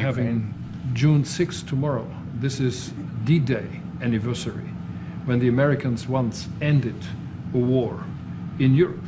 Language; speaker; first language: English; non-native, fluent; German